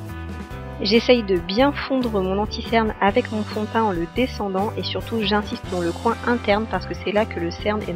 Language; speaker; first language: French; native; French